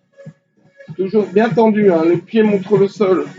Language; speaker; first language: French; native; French